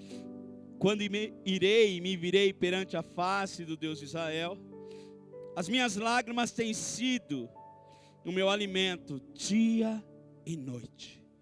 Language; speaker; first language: Portuguese; native; Portuguese